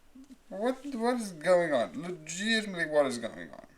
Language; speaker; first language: English; native; English